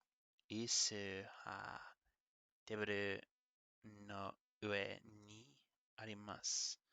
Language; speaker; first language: Japanese; non-native, learner; English